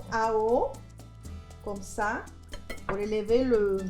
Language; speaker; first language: French; non-native, fluent; Spanish